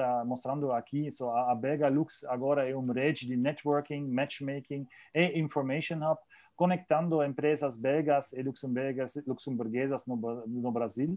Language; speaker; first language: Portuguese; non-native, learner; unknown